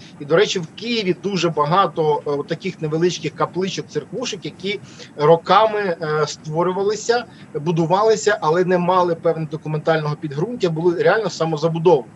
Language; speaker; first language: Ukrainian; native; Ukrainian